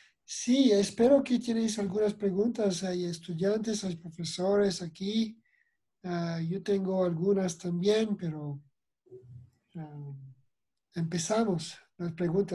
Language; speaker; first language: Spanish; non-native, fluent; French